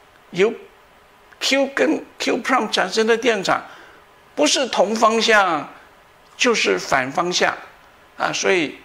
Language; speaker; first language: Chinese; native; Chinese